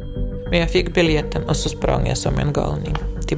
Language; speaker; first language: Swedish; non-native, fluent; Russian